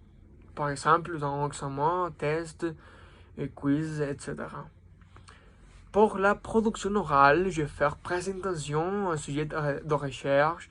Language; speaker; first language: French; non-native, learner; Spanish